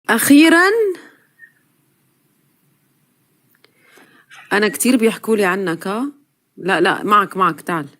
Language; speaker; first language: Arabic; native; Arabic